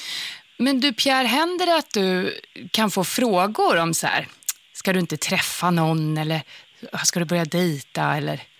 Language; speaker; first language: Swedish; native; Swedish